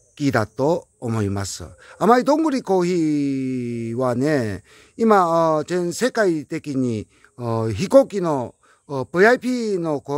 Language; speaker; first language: Japanese; non-native, learner; Korean